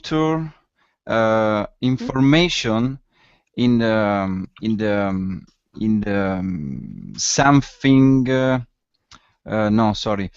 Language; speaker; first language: English; non-native, learner; Italian